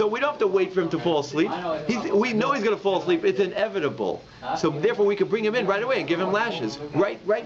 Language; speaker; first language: English; native; English